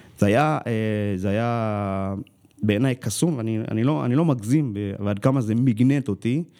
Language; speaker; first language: Hebrew; early bilingual, other home language; Amharic